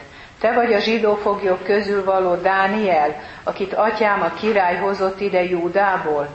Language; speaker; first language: Hungarian; native; Hungarian